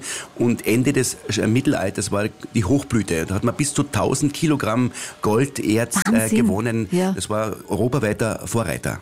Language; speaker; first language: German; native; German